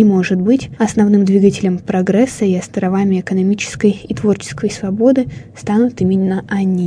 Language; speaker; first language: Russian; native; Russian